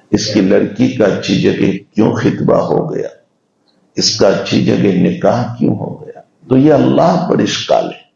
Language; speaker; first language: Urdu; non-native, local second language; Gujarati